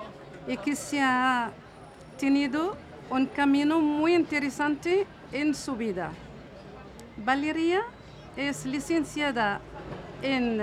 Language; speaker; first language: Spanish; non-native, fluent; Arabic